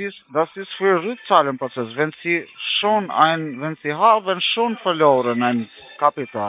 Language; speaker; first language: German; non-native, learner; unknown